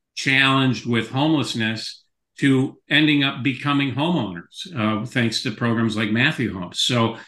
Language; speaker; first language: English; native; English